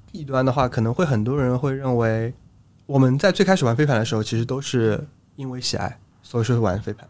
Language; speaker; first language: Chinese; native; Chinese